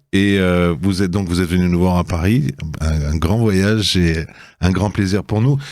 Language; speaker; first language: French; native; French